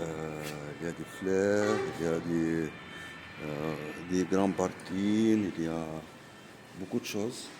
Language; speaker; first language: French; non-native, learner; Arabic